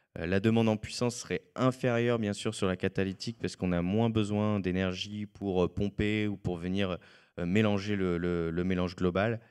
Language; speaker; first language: French; native; French